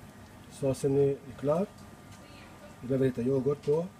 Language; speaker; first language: Swedish; non-native, learner; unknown